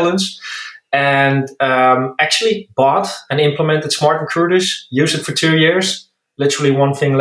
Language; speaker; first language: English; non-native, fluent; Dutch